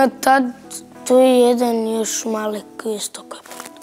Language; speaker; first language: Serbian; non-native, local second language; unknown